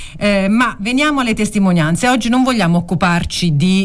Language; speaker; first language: Italian; native; Italian